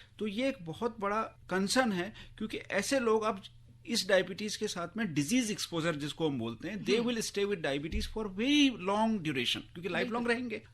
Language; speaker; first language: Hindi; native; Hindi